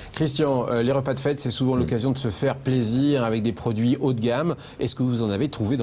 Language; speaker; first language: French; native; French